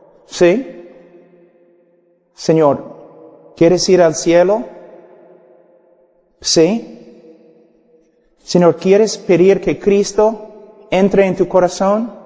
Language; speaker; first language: Spanish; non-native, fluent; English